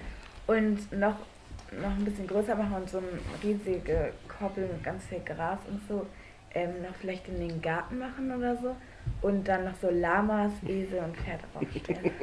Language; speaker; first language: German; native; German